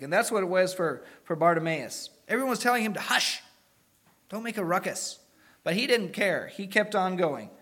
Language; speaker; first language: English; native; English